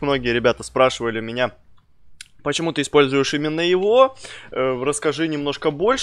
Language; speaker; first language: Russian; native; Russian